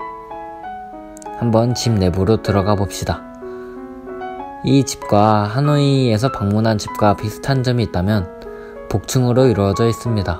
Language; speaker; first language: Korean; native; Korean